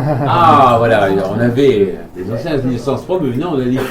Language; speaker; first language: French; native; French